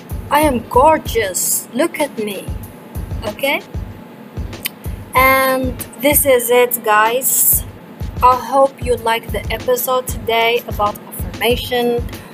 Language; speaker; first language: English; non-native, fluent; Arabic